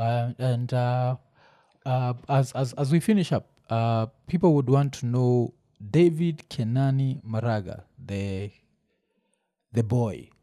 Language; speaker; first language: English; non-native, local second language; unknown